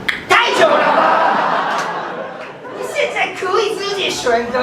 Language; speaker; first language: Chinese; non-native, fluent; Japanese